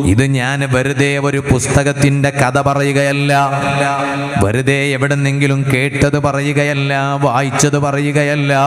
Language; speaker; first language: Malayalam; non-native, local second language; Kannada